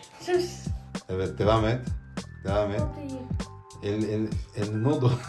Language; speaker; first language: Turkish; early bilingual, heritage; Turkish